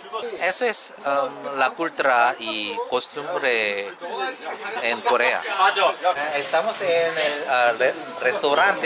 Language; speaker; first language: Spanish; non-native, learner; Korean